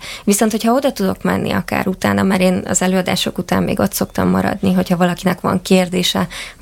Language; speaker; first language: Hungarian; native; Hungarian